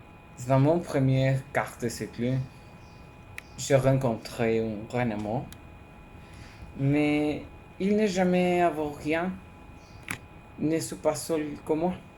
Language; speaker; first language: French; non-native, learner; Spanish